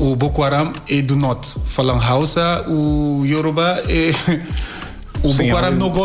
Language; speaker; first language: Portuguese; non-native, learner; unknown